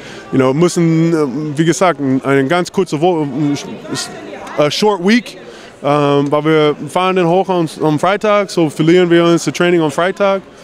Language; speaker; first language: German; non-native, learner; English